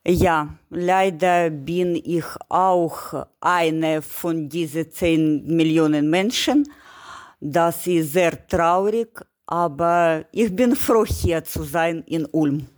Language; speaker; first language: German; non-native, learner; Ukrainian